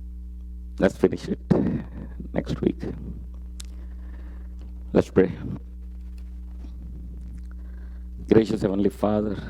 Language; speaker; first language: English; non-native, local second language; Telugu